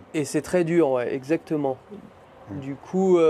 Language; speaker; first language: French; native; French